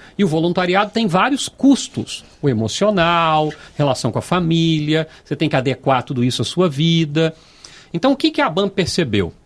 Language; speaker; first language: Portuguese; native; Portuguese